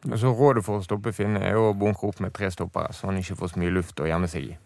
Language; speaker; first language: Norwegian; native; Norwegian